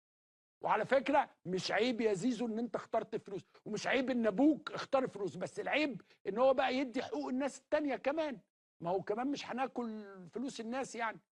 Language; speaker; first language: Arabic; native; Arabic